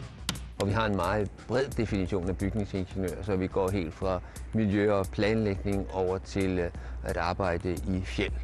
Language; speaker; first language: Danish; native; Danish